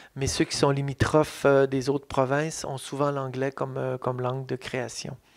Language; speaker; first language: French; native; French